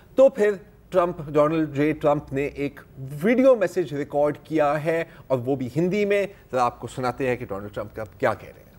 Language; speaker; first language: Urdu; native; Urdu